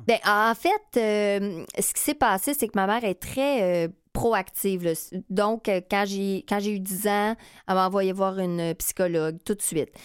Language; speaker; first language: French; native; French